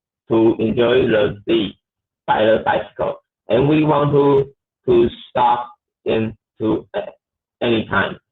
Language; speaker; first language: English; non-native, learner; Chinese